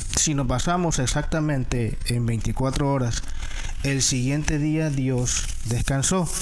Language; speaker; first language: Spanish; native; Spanish